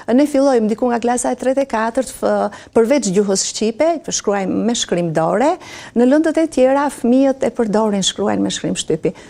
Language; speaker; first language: Albanian; native; Albanian